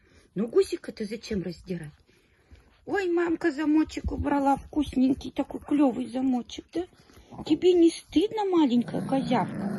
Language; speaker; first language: Russian; native; Russian